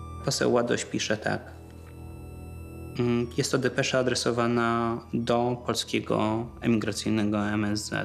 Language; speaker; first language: Polish; native; Polish